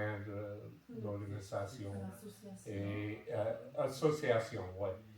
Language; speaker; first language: French; non-native, learner; English